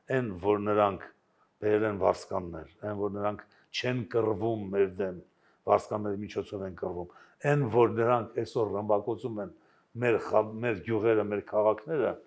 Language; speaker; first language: Armenian; native; Armenian